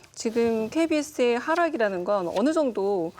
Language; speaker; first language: Korean; native; Korean